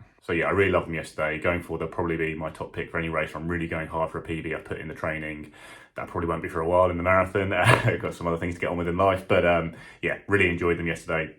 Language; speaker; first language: English; native; English